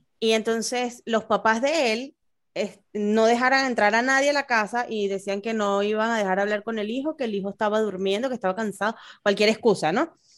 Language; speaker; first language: Spanish; native; Spanish